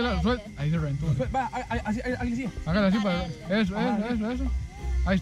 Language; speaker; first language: Spanish; native; Spanish